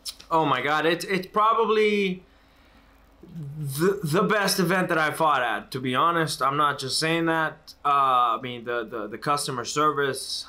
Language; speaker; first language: English; early bilingual, other home language; Spanish